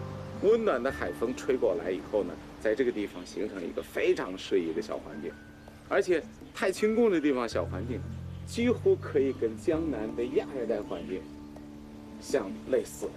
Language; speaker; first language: Chinese; native; Chinese